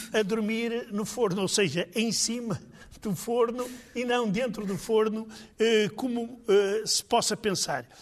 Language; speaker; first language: Portuguese; native; Portuguese